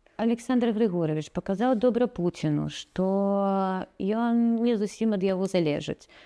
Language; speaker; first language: Belarusian; non-native, local second language; Russian